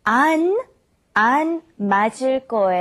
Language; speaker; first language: Korean; non-native, fluent; English